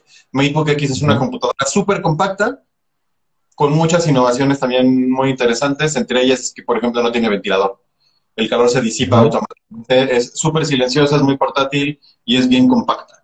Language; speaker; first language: Spanish; native; Spanish